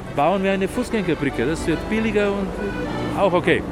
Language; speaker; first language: German; non-native, fluent; Slovenian